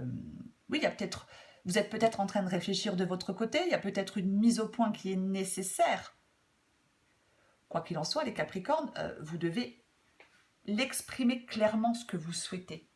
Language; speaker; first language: French; native; French